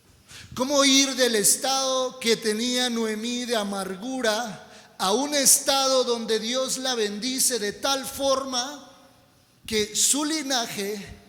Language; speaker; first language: Spanish; native; Spanish